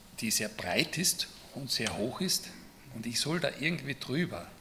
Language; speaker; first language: German; native; German